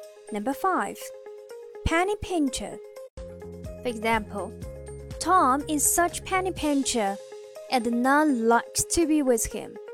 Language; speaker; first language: English; non-native, fluent; Chinese